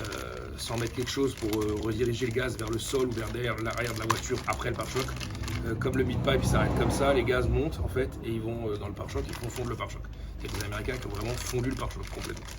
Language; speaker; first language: French; native; French